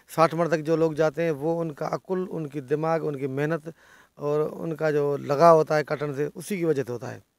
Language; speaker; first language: Urdu; non-native, local second language; Sindhi